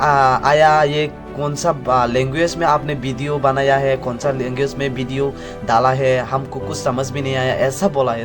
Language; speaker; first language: Hindi; non-native, local second language; Kok Borok